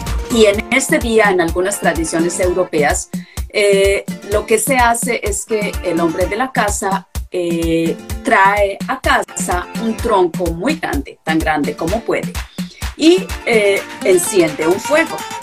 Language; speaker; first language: Spanish; native; Spanish